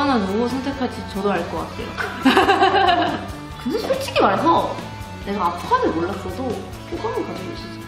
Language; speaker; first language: Korean; native; Korean